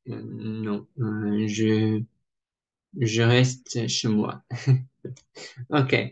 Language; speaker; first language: French; non-native, learner; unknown